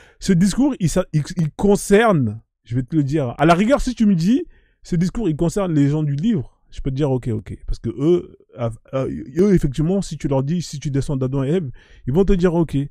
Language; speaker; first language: French; native; French